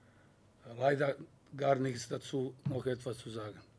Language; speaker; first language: German; non-native, fluent; Serbian